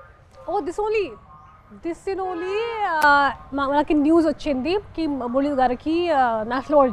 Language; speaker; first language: Telugu; non-native, local second language; Hindi